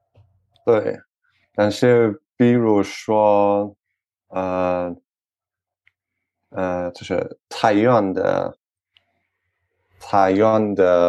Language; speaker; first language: Chinese; non-native, learner; French